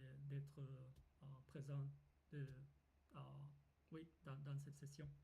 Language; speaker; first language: French; non-native, fluent; Japanese